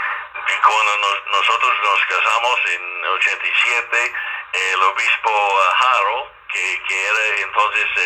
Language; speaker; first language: Spanish; non-native, fluent; English